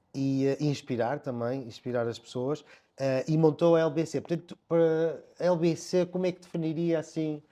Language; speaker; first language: Portuguese; native; Portuguese